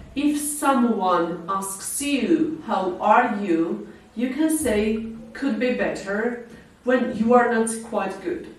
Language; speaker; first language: English; non-native, fluent; Georgian